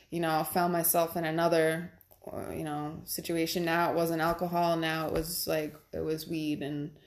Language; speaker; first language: English; native; English